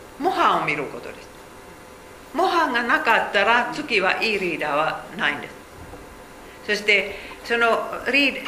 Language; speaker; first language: Japanese; non-native, fluent; Finnish